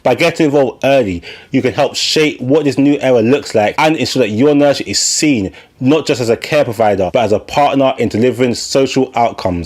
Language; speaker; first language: English; native; English